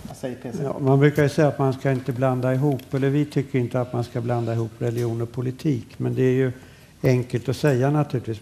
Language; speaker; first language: Swedish; native; Swedish